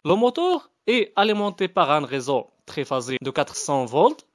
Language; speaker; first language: French; non-native, local second language; Arabic